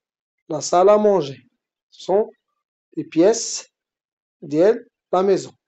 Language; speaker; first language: French; non-native, fluent; Arabic